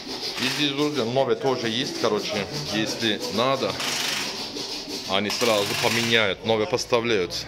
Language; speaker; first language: Russian; non-native, local second language; Turkish